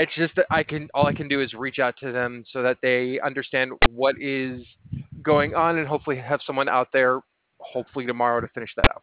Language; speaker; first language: English; native; English